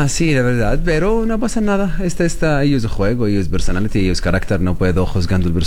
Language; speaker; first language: Spanish; non-native, learner; Arabic